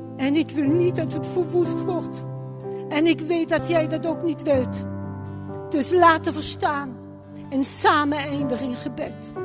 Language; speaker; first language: Dutch; non-native, fluent; French